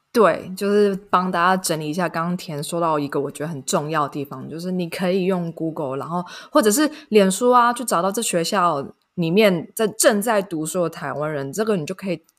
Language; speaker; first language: Chinese; native; Chinese